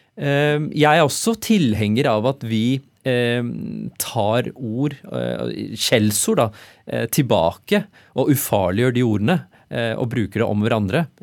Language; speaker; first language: Norwegian; early bilingual, other home language; Urdu